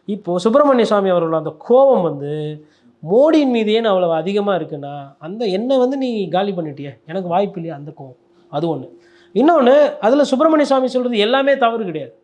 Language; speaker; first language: Tamil; native; Tamil